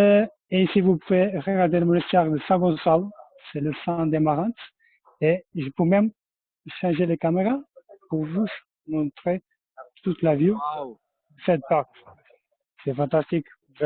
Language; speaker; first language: French; non-native, fluent; Portuguese